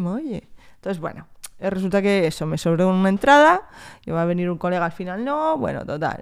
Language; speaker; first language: Spanish; early bilingual, other home language; French